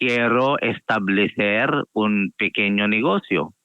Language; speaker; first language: Spanish; non-native, fluent; Filipino